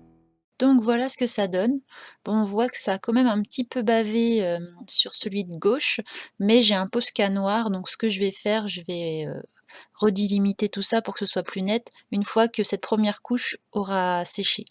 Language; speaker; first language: French; native; French